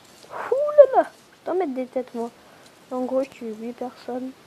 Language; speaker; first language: French; native; French